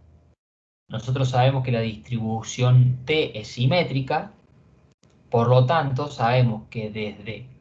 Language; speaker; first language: Spanish; native; Spanish